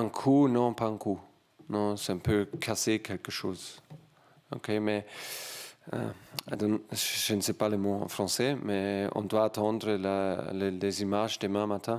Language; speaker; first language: French; non-native, learner; German